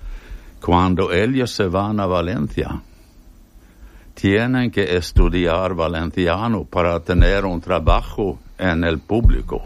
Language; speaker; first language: Spanish; non-native, fluent; Swedish